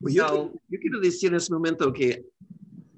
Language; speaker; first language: Spanish; non-native, learner; English